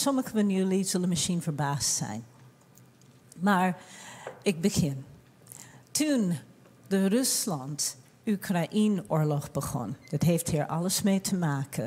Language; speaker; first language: Dutch; non-native, fluent; English